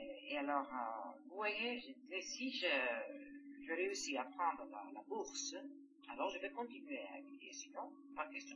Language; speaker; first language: French; non-native, fluent; Greek